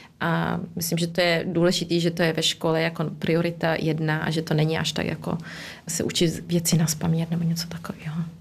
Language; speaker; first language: Czech; early bilingual, heritage; Czech